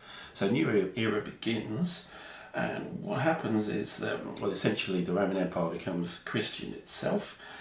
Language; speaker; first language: English; native; English